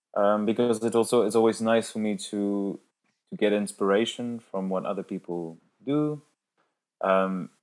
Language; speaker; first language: English; non-native, local second language; Afrikaans